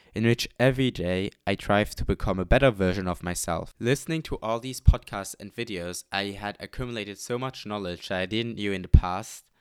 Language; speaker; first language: English; non-native, fluent; Luxembourgish